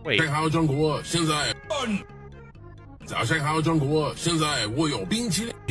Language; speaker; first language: Chinese; non-native, learner; English